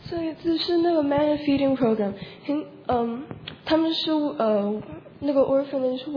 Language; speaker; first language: Chinese; early bilingual, heritage; Chinese